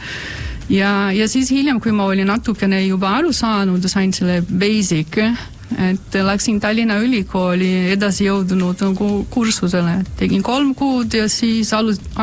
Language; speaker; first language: Estonian; non-native, fluent; Portuguese